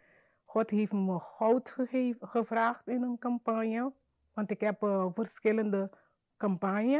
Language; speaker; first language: Dutch; non-native, learner; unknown